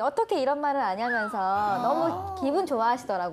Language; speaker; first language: Korean; native; Korean